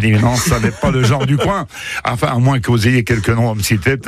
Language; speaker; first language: French; native; French